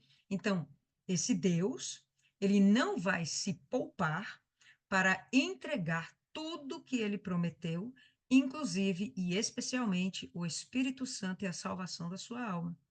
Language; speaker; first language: Portuguese; native; Portuguese